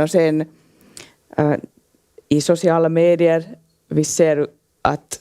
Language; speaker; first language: Swedish; non-native, local second language; Finnish